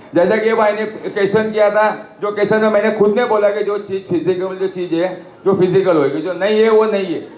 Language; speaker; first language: Hindi; non-native, local second language; Marathi